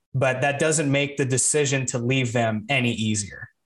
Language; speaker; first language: English; native; English